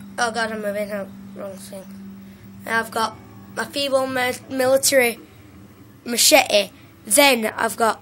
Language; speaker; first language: English; native; English